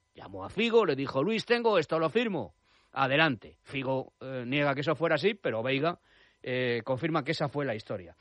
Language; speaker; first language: Spanish; native; Spanish